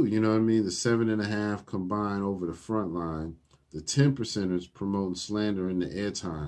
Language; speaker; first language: English; native; English